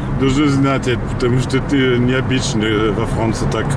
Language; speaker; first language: Russian; early bilingual, heritage; French